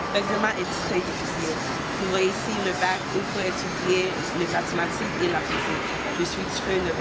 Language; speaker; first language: French; non-native, learner; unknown